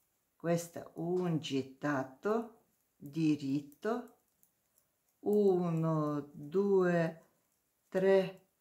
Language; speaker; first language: Italian; non-native, learner; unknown